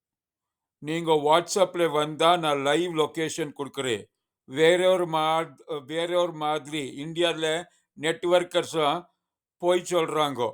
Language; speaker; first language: Tamil; non-native, learner; Kannada